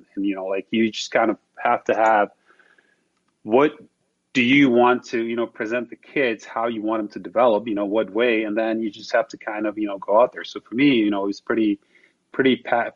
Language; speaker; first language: English; non-native, fluent; Slovak